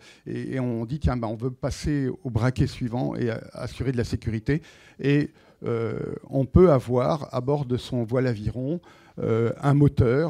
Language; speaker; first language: French; native; French